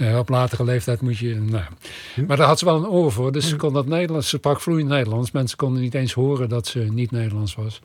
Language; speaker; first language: Dutch; native; Dutch